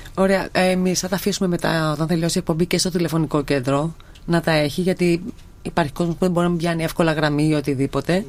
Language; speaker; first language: Greek; native; Greek